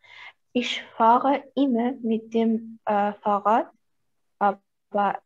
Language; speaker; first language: German; non-native, learner; Arabic